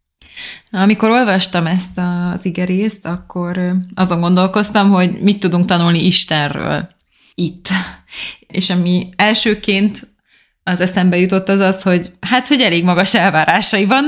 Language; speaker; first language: Hungarian; native; Hungarian